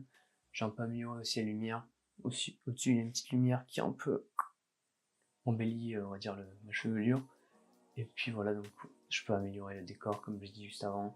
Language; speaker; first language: French; native; French